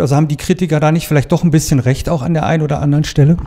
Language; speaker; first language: German; native; German